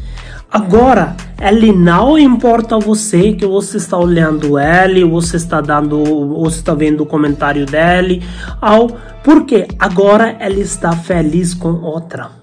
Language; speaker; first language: Portuguese; non-native, learner; Hindi